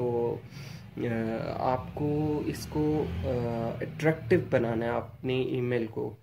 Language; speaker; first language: Urdu; non-native, local second language; Punjabi